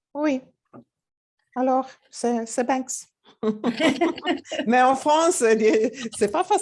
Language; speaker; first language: French; non-native, learner; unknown